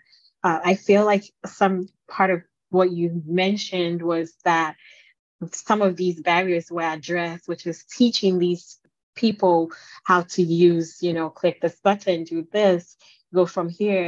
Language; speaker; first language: English; non-native, local second language; Akan